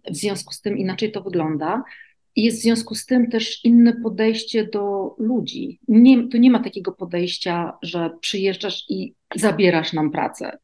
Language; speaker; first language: Polish; native; Polish